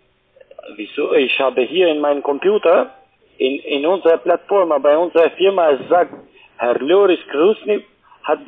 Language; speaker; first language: German; non-native, learner; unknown